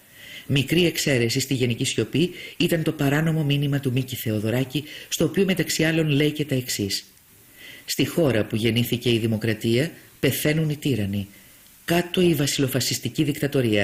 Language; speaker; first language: Greek; native; Greek